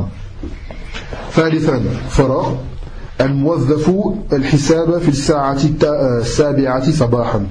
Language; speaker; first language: Arabic; non-native, fluent; French